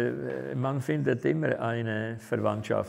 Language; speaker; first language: German; non-native, fluent; Czech